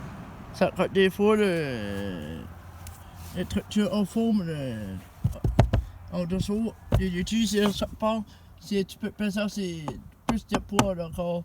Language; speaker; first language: French; non-native, learner; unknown